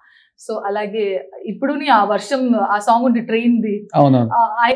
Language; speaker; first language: Telugu; non-native, learner; Tulu